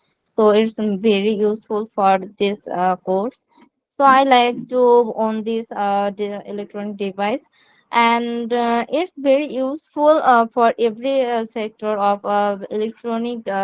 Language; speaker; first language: English; non-native, learner; Bangla